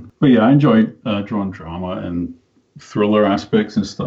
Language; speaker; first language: English; native; English